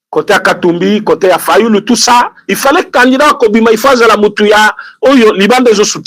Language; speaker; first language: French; non-native, local second language; Lingala